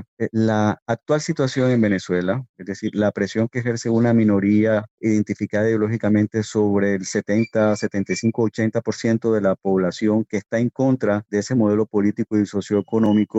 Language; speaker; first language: Spanish; native; Spanish